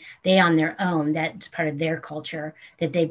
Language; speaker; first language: English; native; English